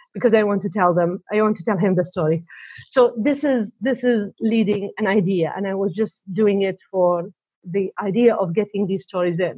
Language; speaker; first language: English; native; English